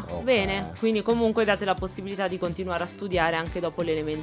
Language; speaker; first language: Italian; native; Italian